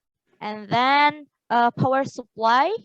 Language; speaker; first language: English; non-native, fluent; Indonesian